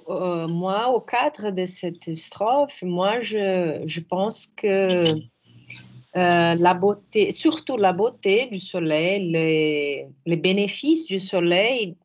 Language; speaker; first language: French; non-native, fluent; Portuguese